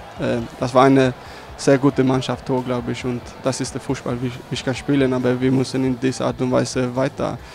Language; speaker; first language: German; non-native, learner; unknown